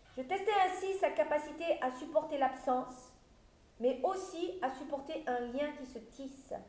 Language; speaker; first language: French; native; French